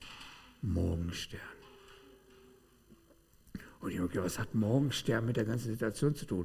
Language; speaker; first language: German; native; German